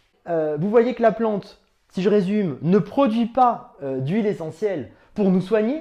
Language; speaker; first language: French; native; French